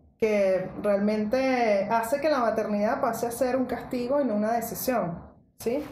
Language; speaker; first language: Spanish; native; Spanish